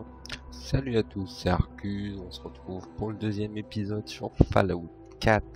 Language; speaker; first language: French; native; French